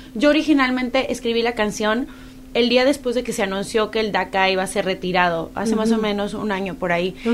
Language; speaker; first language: Spanish; native; Spanish